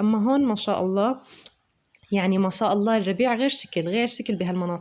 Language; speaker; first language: Arabic; native; Arabic